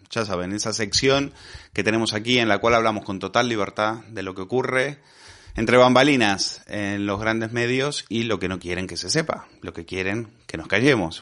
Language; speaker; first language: Spanish; native; Spanish